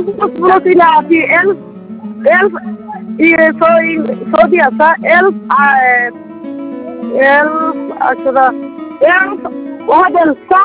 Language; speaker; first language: Arabic; non-native, learner; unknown